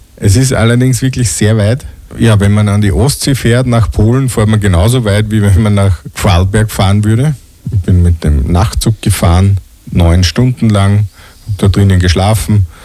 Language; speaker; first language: German; native; German